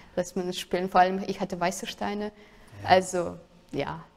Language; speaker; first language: German; non-native, fluent; Russian